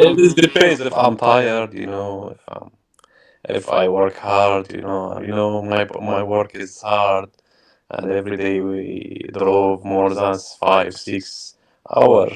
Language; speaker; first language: English; non-native, learner; Arabic